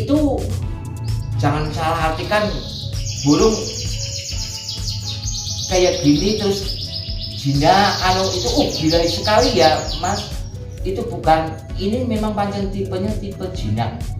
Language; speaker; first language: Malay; non-native, local second language; Javanese